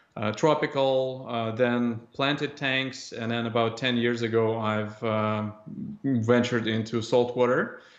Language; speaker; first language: English; non-native, fluent; Russian